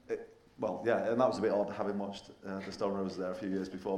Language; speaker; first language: English; native; English